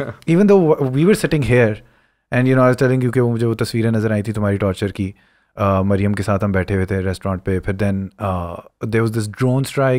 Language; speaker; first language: English; non-native, local second language; Urdu